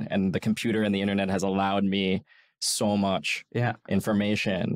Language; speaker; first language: English; native; English